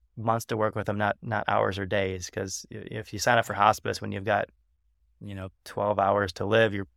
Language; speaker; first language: English; native; English